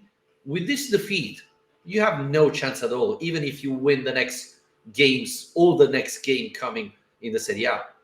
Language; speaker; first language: English; non-native, fluent; Italian